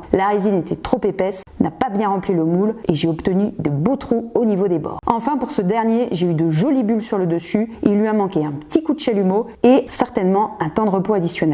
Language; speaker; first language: French; native; French